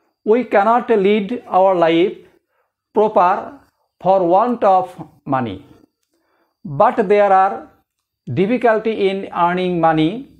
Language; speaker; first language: English; non-native, local second language; Bangla